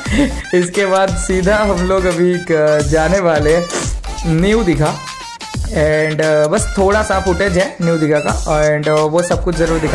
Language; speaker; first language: Hindi; non-native, local second language; Bangla